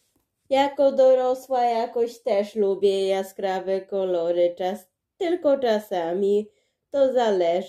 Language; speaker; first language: Polish; early bilingual, heritage; Polish